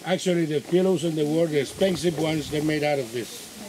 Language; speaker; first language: English; non-native, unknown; Spanish